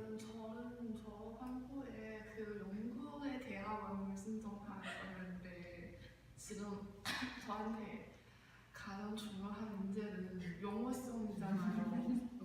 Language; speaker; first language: Korean; non-native, learner; Chinese